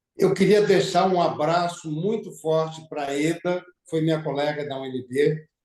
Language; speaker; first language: Portuguese; native; Portuguese